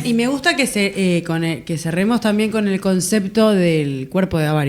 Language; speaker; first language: Spanish; native; Spanish